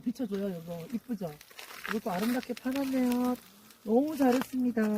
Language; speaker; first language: Korean; native; Korean